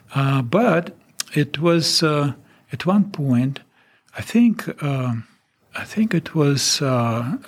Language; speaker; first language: English; non-native, fluent; Russian